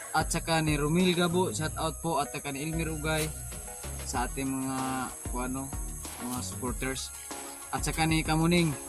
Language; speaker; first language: Filipino; non-native, local second language; Cebuano